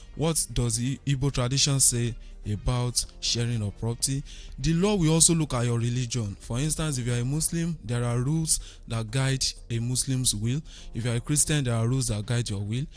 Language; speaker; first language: English; non-native, local second language; Yoruba